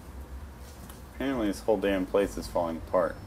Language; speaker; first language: English; native; English